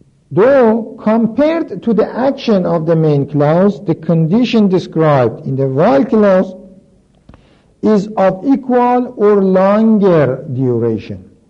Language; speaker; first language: English; non-native, fluent; Persian